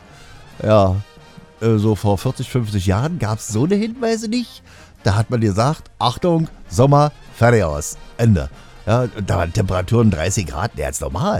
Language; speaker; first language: German; native; German